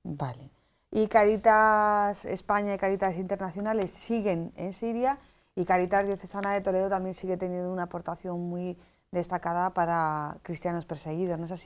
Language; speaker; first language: Spanish; native; Spanish